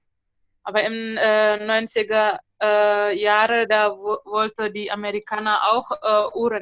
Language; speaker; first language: German; non-native, fluent; Indonesian